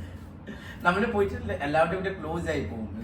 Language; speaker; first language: Malayalam; non-native, local second language; Assamese